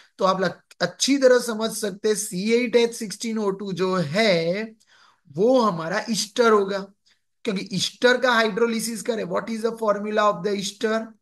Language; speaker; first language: Hindi; non-native, local second language; Gujarati